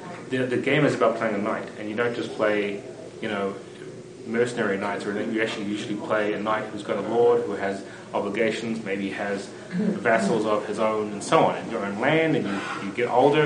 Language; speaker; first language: English; native; English